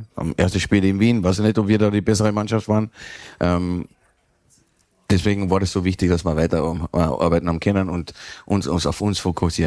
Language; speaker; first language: German; native; German